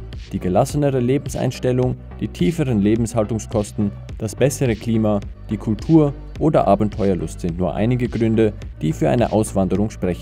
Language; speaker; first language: German; native; German